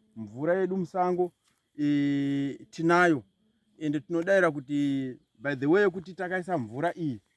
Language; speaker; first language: Shona; native; Shona